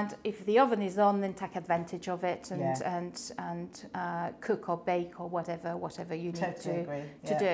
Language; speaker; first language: English; non-native, fluent; French